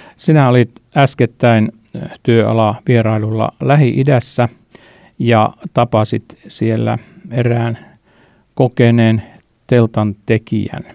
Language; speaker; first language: Finnish; native; Finnish